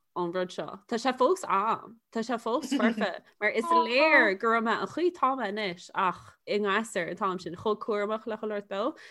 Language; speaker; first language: Irish; non-native, local second language; English